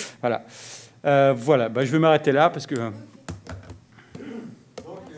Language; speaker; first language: French; native; French